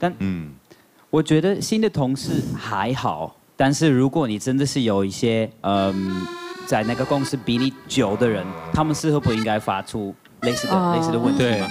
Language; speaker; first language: Chinese; non-native, learner; Portuguese